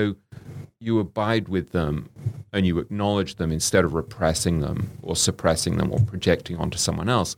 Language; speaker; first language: English; native; English